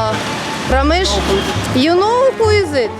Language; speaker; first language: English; non-native, learner; Russian